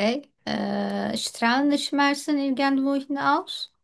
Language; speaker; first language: German; non-native, learner; Turkish